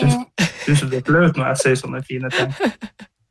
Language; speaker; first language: Norwegian; native; Norwegian